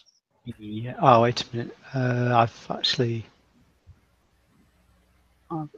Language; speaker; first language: English; native; English